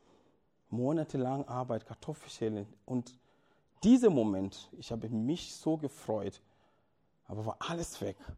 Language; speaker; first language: German; non-native, fluent; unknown